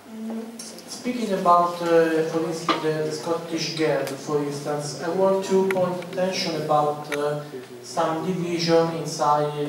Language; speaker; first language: English; non-native, fluent; Italian